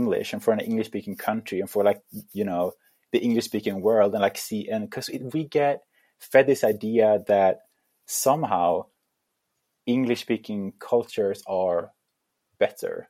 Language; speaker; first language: English; non-native, fluent; Swedish